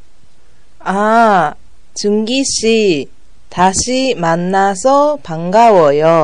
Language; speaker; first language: Korean; non-native, fluent; Japanese